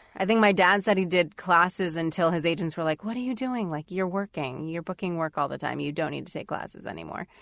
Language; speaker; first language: English; native; English